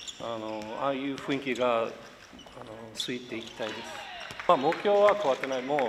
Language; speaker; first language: Japanese; non-native, fluent; English